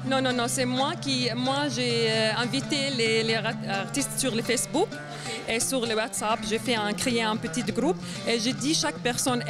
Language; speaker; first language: French; non-native, learner; Arabic